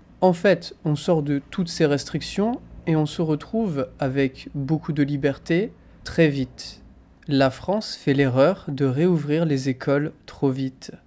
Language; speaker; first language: French; native; French